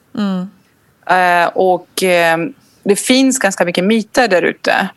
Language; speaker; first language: Swedish; non-native, fluent; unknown